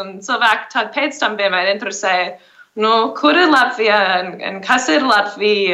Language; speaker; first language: Latvian; early bilingual, heritage; English